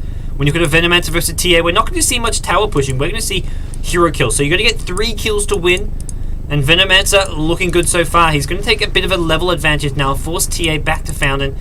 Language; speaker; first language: English; native; English